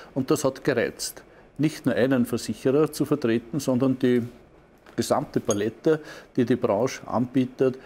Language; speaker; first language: German; native; German